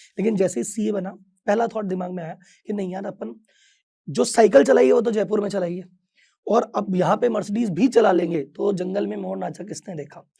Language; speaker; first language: Hindi; native; Hindi